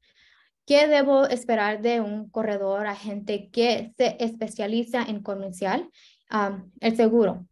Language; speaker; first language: Spanish; early bilingual, heritage; Spanish